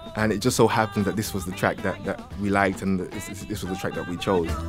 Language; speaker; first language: English; native; English